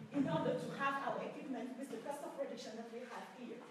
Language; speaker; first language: English; non-native, fluent; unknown